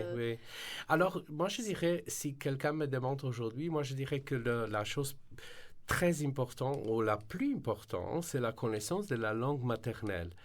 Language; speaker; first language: French; non-native, fluent; Slovenian